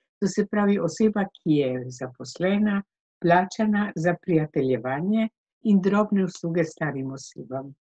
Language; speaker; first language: Slovenian; native; Slovenian